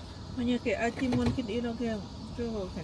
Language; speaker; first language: Korean; non-native, learner; Lao